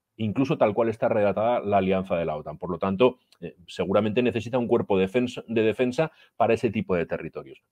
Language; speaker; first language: Spanish; native; Spanish